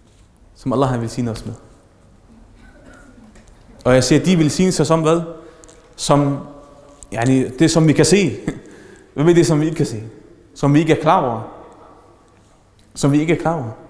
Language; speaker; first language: Danish; early bilingual, other home language; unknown